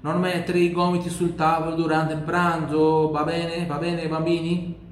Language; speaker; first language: Italian; non-native, fluent; Portuguese